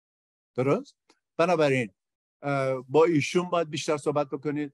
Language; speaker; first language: Persian; native; Persian